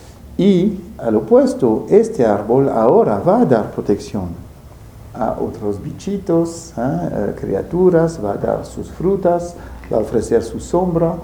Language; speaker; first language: Spanish; non-native, fluent; French